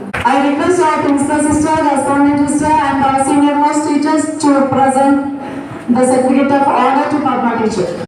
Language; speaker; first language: English; non-native, local second language; Telugu